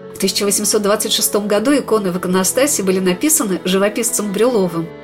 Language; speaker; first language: Russian; native; Russian